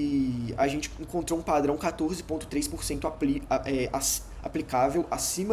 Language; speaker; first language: Portuguese; native; Portuguese